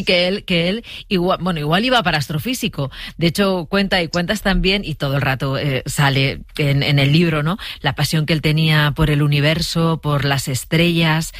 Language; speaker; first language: Spanish; native; Spanish